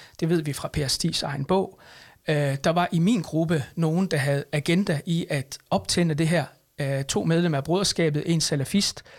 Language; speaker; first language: Danish; early bilingual, other home language; Arabic